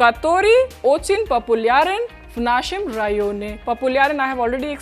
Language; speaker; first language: Russian; non-native, fluent; English